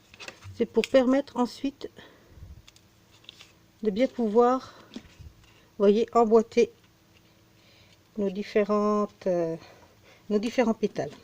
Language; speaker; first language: French; native; French